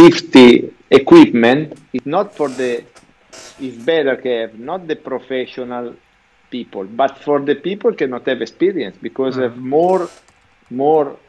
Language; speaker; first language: English; non-native, learner; Italian